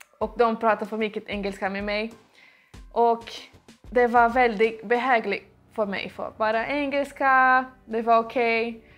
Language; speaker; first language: Swedish; non-native, learner; Portuguese